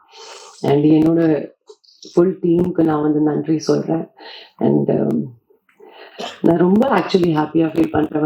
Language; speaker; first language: Tamil; non-native, fluent; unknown